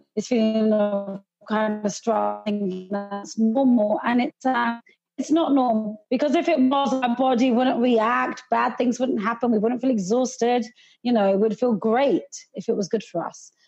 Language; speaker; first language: English; early bilingual, other home language; Hindi